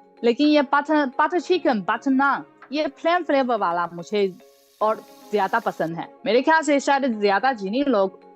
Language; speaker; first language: Hindi; non-native, fluent; Chinese